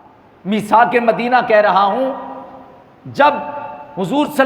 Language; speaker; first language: Urdu; native; Urdu